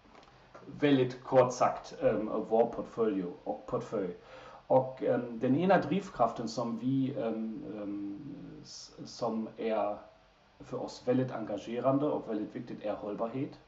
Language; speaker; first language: Swedish; non-native, fluent; German